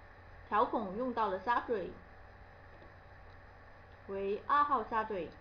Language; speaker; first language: Chinese; native; Chinese